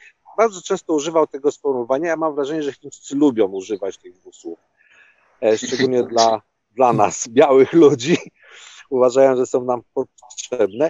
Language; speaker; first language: Polish; native; Polish